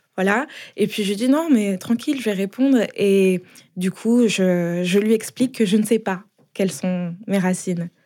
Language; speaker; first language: French; native; French